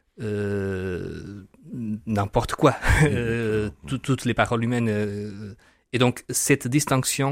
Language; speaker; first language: French; non-native, fluent; Portuguese